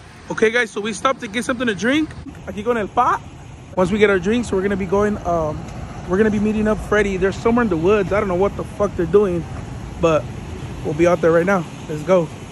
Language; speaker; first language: English; early bilingual, other home language; Spanish